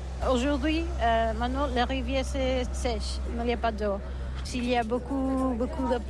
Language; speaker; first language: French; non-native, learner; Catalan